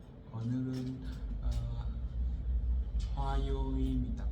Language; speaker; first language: Korean; non-native, learner; Vietnamese